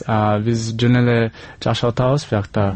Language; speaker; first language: Kyrgyz; non-native, learner; English